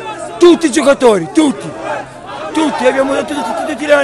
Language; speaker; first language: Italian; non-native, learner; Arabic